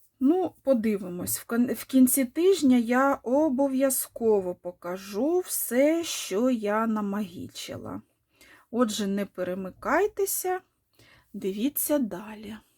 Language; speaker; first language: Ukrainian; non-native, local second language; Russian